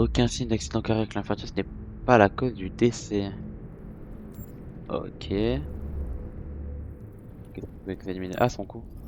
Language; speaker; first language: French; native; French